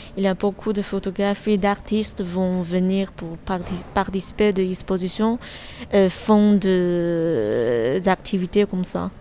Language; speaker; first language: French; non-native, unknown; Chinese